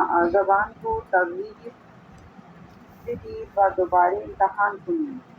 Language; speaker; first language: Persian; non-native, learner; Urdu